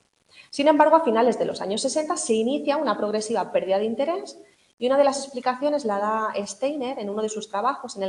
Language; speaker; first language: Spanish; native; Spanish